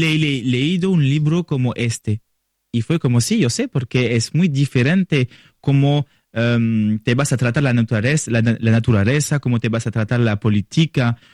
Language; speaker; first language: Spanish; non-native, learner; French